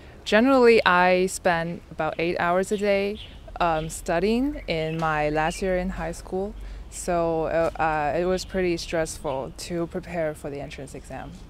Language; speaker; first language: English; non-native, fluent; Chinese